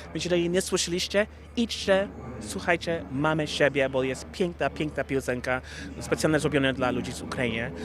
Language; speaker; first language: Polish; non-native, fluent; English